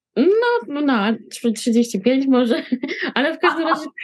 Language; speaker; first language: Polish; native; Polish